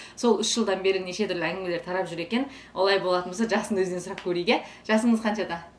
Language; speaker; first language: Kazakh; native; Kazakh